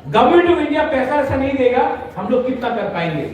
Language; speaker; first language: Hindi; non-native, local second language; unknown